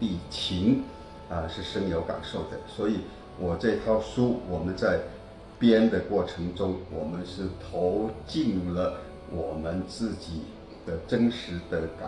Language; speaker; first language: Chinese; native; Chinese